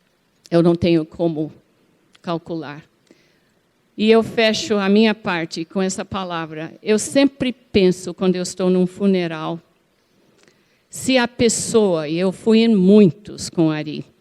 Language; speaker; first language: Portuguese; non-native, fluent; English